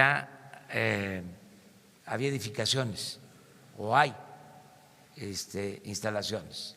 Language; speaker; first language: Spanish; native; Spanish